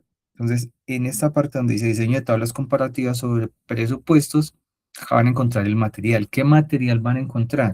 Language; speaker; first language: Spanish; native; Spanish